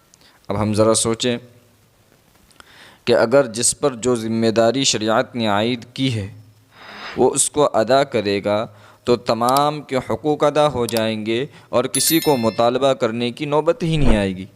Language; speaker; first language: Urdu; non-native, local second language; Gujarati